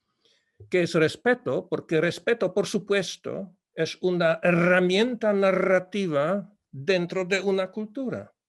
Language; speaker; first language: Spanish; non-native, fluent; Polish